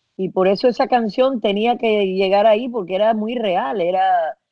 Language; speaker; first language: Spanish; early bilingual, heritage; Spanish